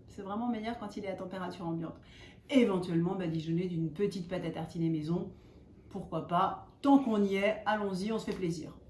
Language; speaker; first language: French; native; French